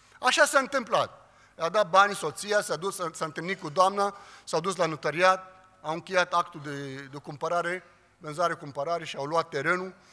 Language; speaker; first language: Romanian; non-native, fluent; Arabic